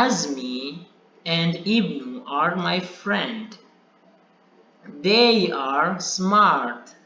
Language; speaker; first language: English; non-native, learner; Indonesian